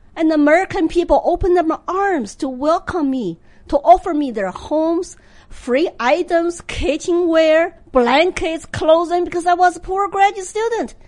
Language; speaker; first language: English; non-native, fluent; Chinese